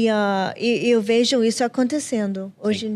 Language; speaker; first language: Portuguese; non-native, fluent; English